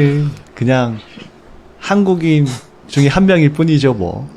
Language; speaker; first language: Korean; native; Korean